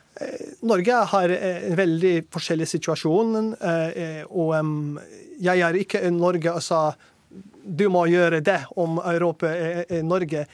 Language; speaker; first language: Norwegian; non-native, learner; English